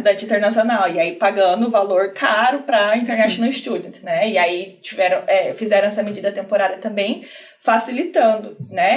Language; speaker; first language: Portuguese; native; Portuguese